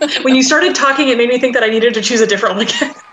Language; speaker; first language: English; native; English